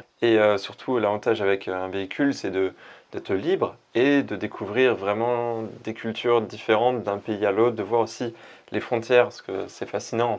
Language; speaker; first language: French; native; French